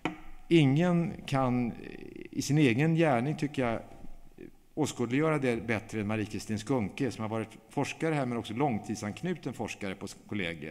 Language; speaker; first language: Swedish; native; Swedish